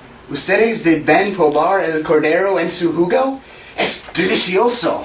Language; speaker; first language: Spanish; non-native, learner; English